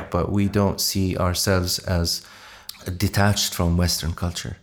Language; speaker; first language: English; non-native, fluent; Arabic